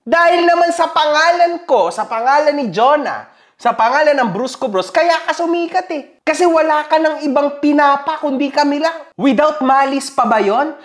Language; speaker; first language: Filipino; native; Filipino